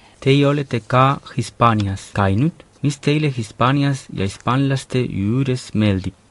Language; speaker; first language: Estonian; non-native, learner; Catalan